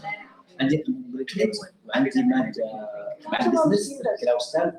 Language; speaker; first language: Arabic; native; Arabic